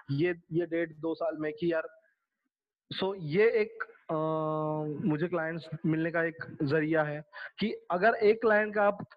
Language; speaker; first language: Hindi; non-native, local second language; Marathi